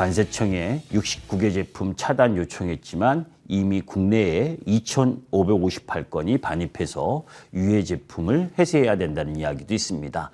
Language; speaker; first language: Korean; native; Korean